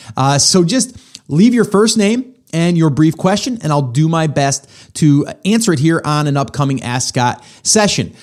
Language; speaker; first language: English; native; English